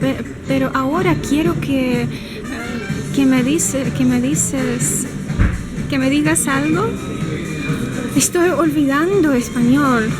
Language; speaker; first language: Spanish; non-native, learner; Russian